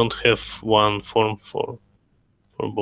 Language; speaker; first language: English; non-native, learner; Russian